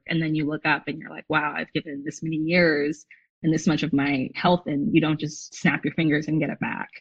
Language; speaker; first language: English; native; English